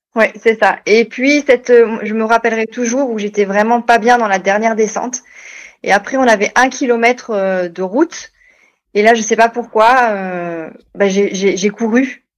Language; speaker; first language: French; native; French